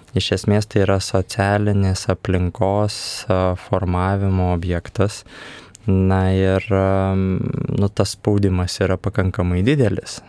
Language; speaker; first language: Lithuanian; native; Lithuanian